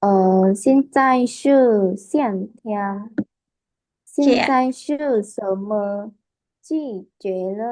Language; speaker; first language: Chinese; non-native, learner; Lao